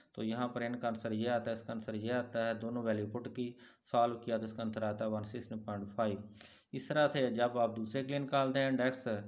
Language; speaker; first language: Urdu; non-native, local second language; Punjabi